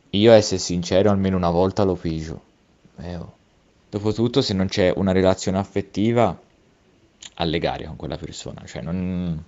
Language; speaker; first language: Italian; native; Italian